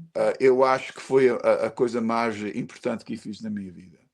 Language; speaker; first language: Portuguese; early bilingual, heritage; Portuguese